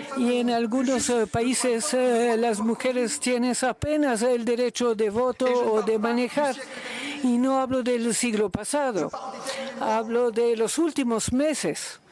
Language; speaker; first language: Spanish; non-native, learner; Luxembourgish